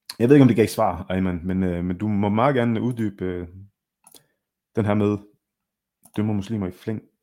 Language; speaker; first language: Danish; early bilingual, other home language; Arabic